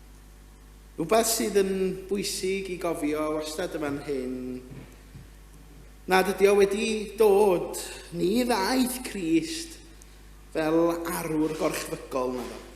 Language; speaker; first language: Welsh; native; Welsh